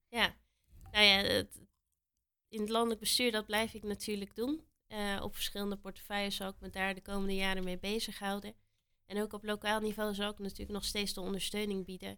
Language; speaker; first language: Dutch; native; Dutch